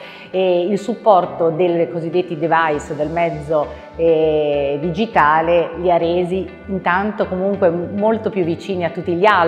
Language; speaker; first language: Italian; native; Italian